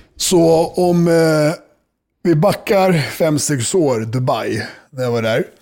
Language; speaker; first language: Swedish; early bilingual, other home language; Serbian